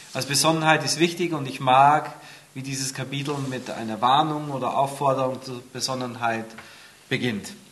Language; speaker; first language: German; native; German